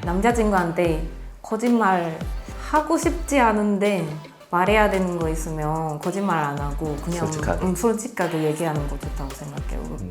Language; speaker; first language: Korean; non-native, fluent; Japanese